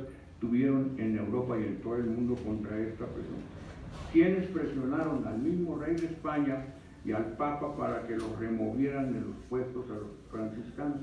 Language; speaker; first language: Spanish; native; Spanish